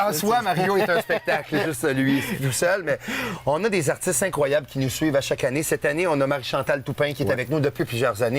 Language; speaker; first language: French; native; French